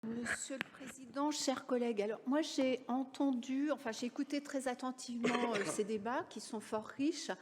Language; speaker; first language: French; native; French